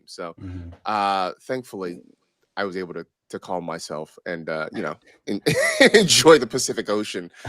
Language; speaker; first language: English; native; English